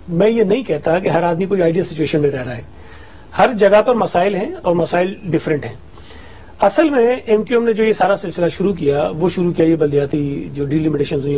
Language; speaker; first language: Urdu; native; Urdu